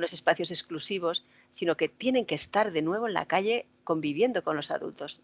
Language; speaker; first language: Spanish; native; Spanish